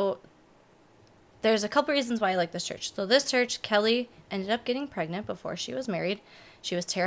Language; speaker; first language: English; native; English